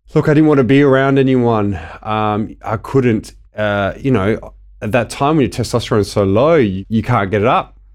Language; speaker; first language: English; early bilingual, other home language; Italian